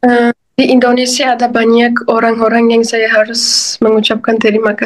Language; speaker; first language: Indonesian; non-native, fluent; Uzbek